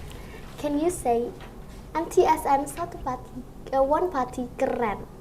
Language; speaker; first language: English; non-native, learner; Indonesian